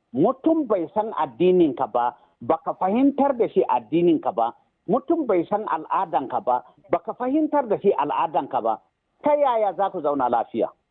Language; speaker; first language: Hausa; non-native, local second language; Fula